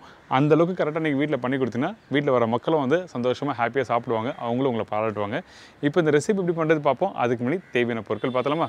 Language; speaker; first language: Tamil; native; Tamil